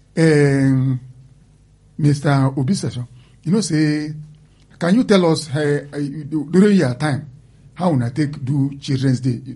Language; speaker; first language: Nigerian Pidgin; non-native, local second language; Igbo